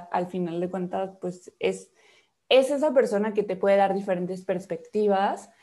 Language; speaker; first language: Spanish; native; Spanish